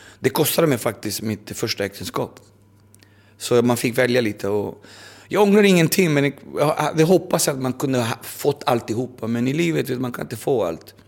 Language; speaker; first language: Swedish; early bilingual, other home language; Spanish